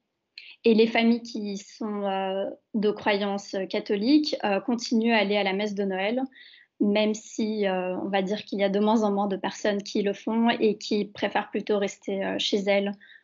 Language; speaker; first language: French; native; French